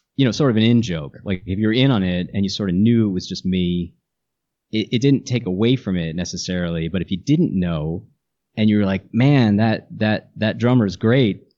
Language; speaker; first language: English; native; English